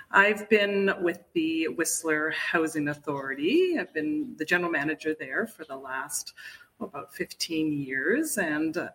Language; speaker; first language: English; native; English